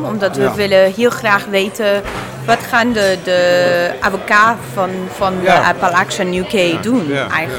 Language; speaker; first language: Dutch; non-native, learner; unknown